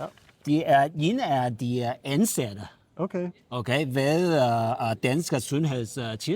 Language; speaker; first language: Danish; non-native, learner; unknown